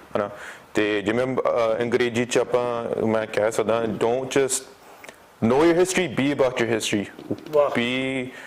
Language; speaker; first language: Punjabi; early bilingual, heritage; Punjabi